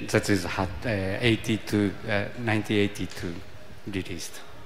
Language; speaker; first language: English; non-native, learner; Japanese